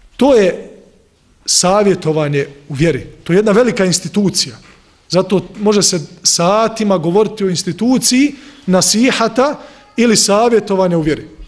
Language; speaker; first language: Bosnian; native; Bosnian